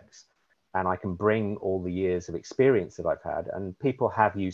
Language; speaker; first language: English; native; English